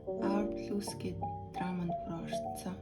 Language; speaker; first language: Korean; non-native, fluent; Mongolian